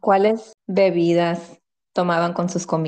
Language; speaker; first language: Spanish; early bilingual, heritage; Spanish